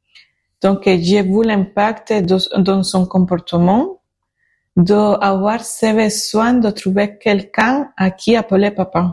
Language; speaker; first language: French; non-native, learner; Spanish